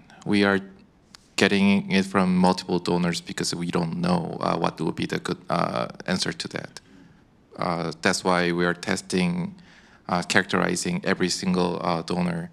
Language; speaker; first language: English; non-native, fluent; Korean